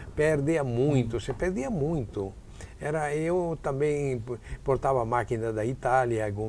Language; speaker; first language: Portuguese; non-native, fluent; Italian